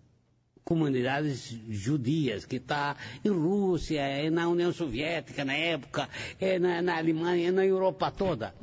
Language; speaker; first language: Portuguese; non-native, fluent; Arabic